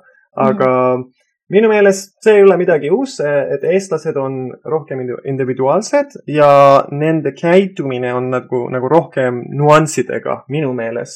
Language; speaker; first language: Estonian; non-native, fluent; Persian